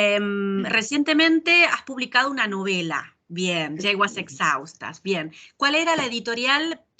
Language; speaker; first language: Spanish; native; Spanish